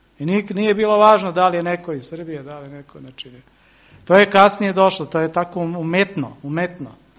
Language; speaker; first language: Serbian; early bilingual, heritage; Serbian